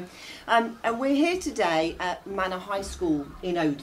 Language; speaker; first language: English; native; English